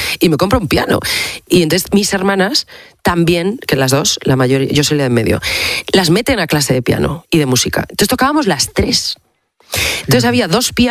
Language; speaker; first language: Spanish; native; Spanish